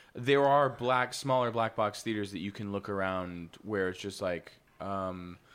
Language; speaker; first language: English; native; English